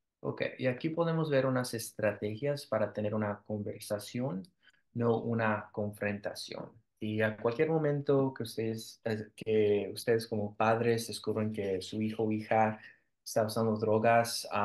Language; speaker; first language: Spanish; early bilingual, heritage; Spanish